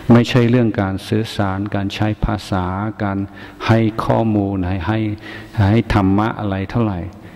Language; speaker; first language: Thai; non-native, fluent; English